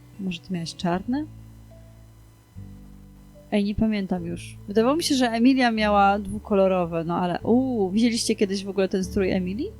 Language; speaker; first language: Polish; native; Polish